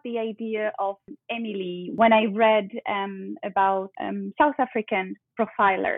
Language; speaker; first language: English; non-native, fluent; French